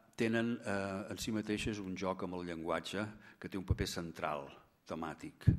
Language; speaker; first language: Catalan; native; Catalan